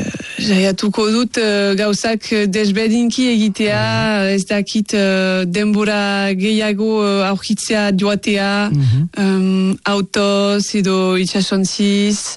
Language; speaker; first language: Basque; non-native, local second language; French